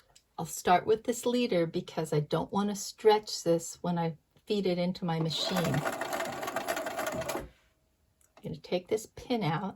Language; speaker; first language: English; native; English